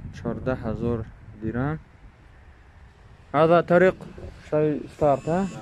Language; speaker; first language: Arabic; non-native, learner; Tajik